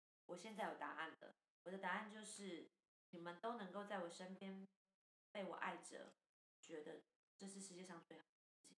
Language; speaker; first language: Chinese; native; Chinese